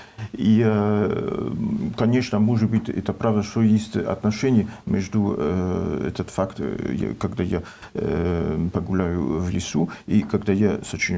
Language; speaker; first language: Russian; non-native, learner; French